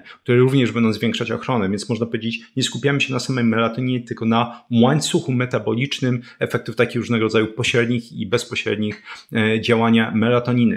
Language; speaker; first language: Polish; native; Polish